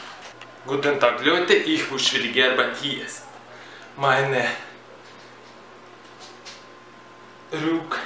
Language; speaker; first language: German; non-native, learner; Russian